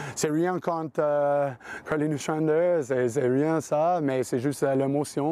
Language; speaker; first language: French; non-native, learner; English